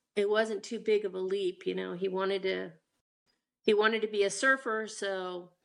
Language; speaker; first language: English; native; English